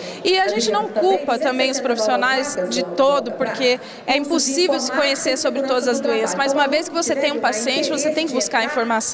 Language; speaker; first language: Portuguese; native; Portuguese